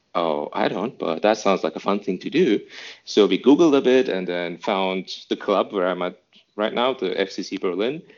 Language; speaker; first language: English; non-native, fluent; Turkish